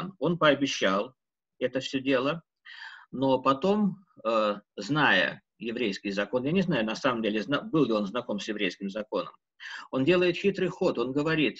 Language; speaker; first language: Russian; native; Russian